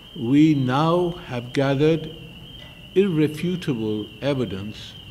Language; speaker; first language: English; non-native, local second language; Urdu